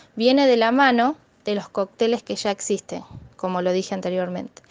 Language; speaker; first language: Spanish; native; Spanish